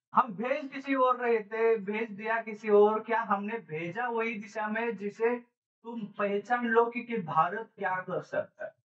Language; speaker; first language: Hindi; non-native, local second language; Marathi